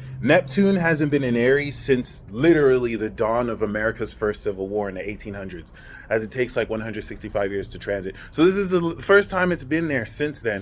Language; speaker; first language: English; native; English